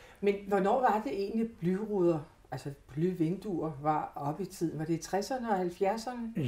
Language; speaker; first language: Danish; native; Danish